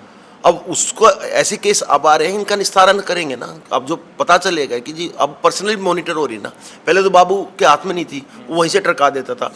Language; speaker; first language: Hindi; native; Hindi